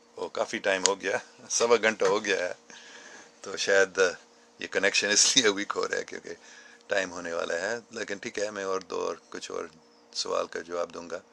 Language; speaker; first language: Urdu; non-native, local second language; English